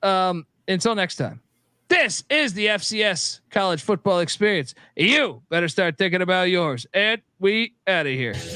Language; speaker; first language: English; native; English